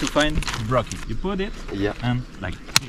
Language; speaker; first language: English; non-native, learner; French